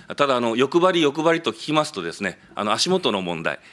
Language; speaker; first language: Japanese; native; Japanese